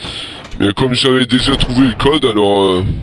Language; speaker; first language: French; native; French